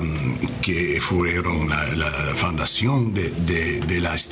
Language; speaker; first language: Spanish; non-native, learner; English